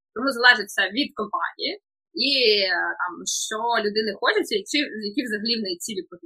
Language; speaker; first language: Ukrainian; native; Ukrainian